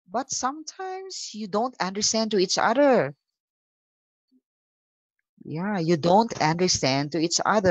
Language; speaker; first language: English; non-native, local second language; Filipino